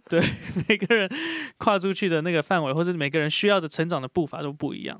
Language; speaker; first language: Chinese; native; Chinese